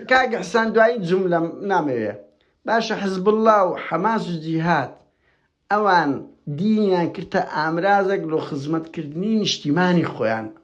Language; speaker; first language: Central Kurdish; native; Central Kurdish